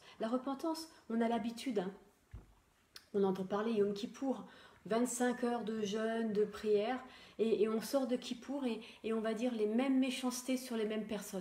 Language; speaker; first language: French; native; French